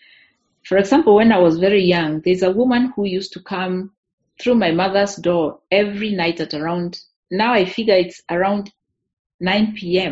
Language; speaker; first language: English; non-native, local second language; Meru